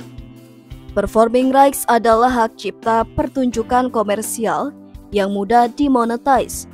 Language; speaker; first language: Indonesian; native; Indonesian